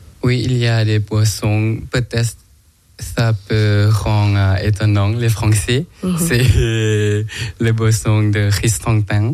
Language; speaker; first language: French; non-native, learner; Thai